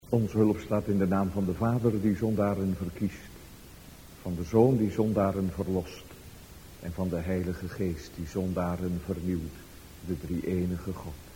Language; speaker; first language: Dutch; native; Dutch